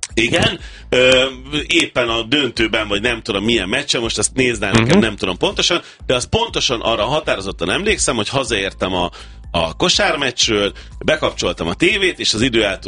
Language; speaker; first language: Hungarian; native; Hungarian